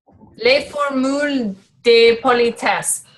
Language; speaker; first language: French; non-native, fluent; English